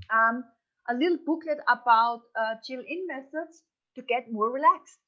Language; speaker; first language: English; non-native, fluent; German